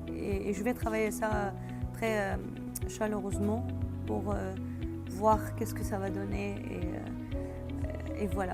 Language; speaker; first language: French; non-native, fluent; Arabic